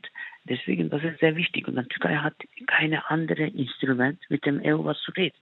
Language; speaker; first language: German; non-native, fluent; Turkish